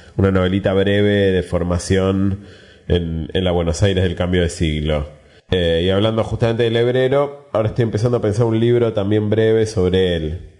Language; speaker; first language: Spanish; native; Spanish